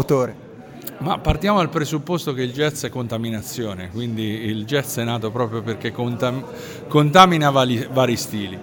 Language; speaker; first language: Italian; native; Italian